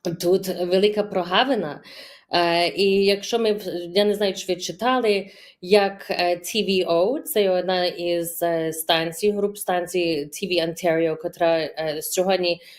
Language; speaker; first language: Ukrainian; early bilingual, heritage; Ukrainian